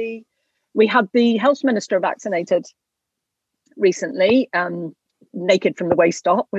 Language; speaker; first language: English; native; English